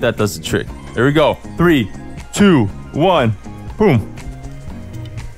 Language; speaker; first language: English; native; English